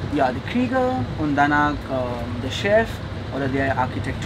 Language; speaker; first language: German; non-native, fluent; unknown